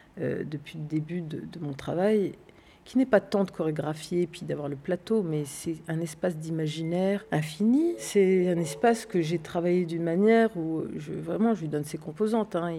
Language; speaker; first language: French; early bilingual, other home language; Arabic